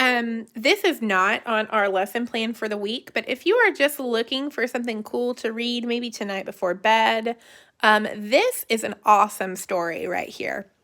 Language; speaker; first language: English; native; English